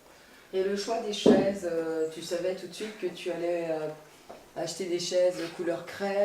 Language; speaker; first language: French; native; French